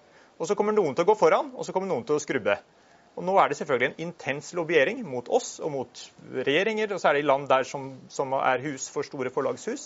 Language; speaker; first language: Norwegian; native; Norwegian